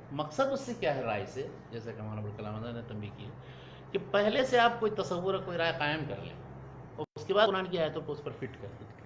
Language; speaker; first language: Urdu; native; Urdu